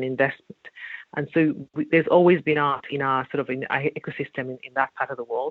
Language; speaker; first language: English; non-native, local second language; Yoruba